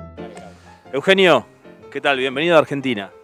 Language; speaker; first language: Spanish; native; Spanish